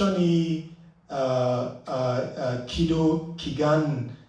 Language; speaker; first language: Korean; non-native, learner; English